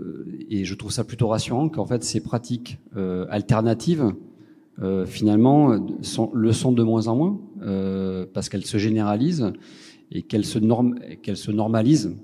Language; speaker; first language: French; native; French